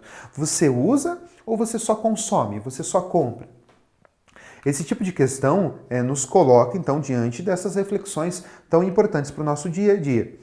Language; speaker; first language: Portuguese; native; Portuguese